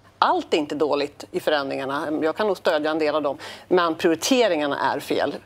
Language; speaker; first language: Swedish; native; Swedish